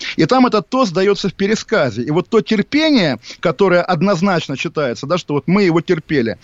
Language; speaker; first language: Russian; native; Russian